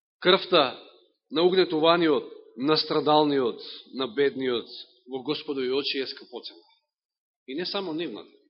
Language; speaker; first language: Macedonian; native; Macedonian